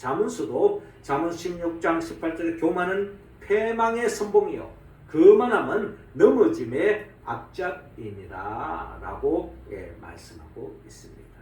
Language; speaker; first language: Korean; native; Korean